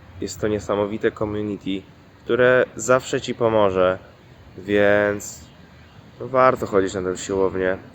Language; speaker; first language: Polish; native; Polish